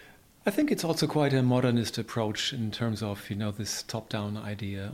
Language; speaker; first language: English; non-native, fluent; German